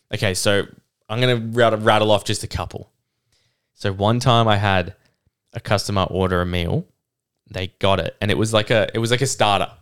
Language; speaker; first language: English; native; English